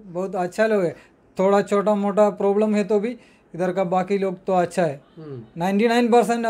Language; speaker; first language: Hindi; non-native, local second language; Malayalam